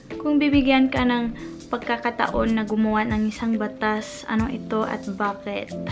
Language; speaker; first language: Filipino; non-native, fluent; English